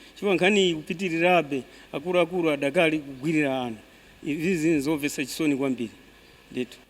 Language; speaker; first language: Nyanja; non-native, local second language; Tumbuka